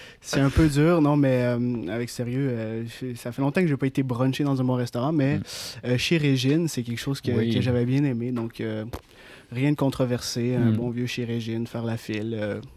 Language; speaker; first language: French; native; French